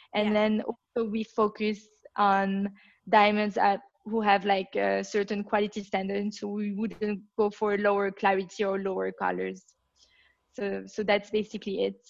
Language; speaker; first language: English; non-native, fluent; French